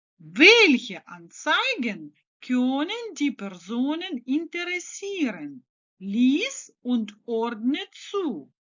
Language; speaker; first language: German; non-native, fluent; Ukrainian